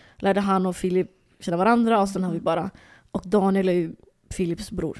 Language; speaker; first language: Swedish; early bilingual, other home language; Somali